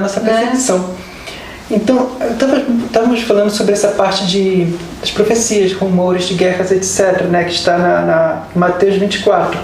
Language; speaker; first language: Portuguese; native; Portuguese